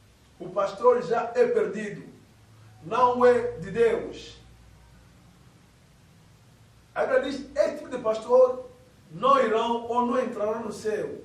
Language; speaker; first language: Portuguese; non-native, fluent; Lingala